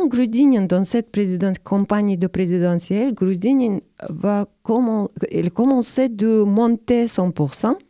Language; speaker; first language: French; non-native, learner; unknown